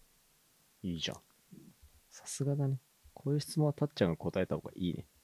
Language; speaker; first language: Japanese; native; Japanese